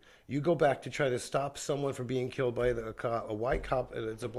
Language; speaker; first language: English; native; English